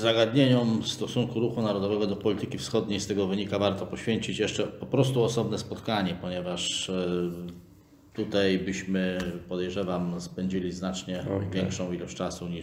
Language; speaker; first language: Polish; native; Polish